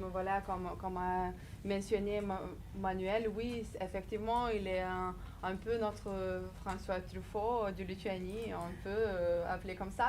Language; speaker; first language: French; non-native, fluent; Lithuanian